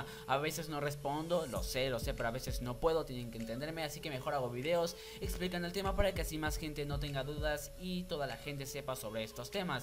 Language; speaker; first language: Spanish; native; Spanish